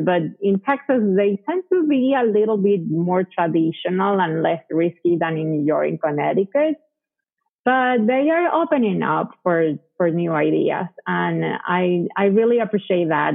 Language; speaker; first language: English; non-native, fluent; Spanish